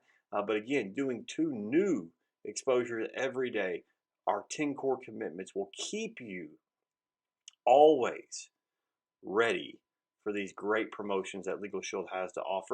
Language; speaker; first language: English; native; English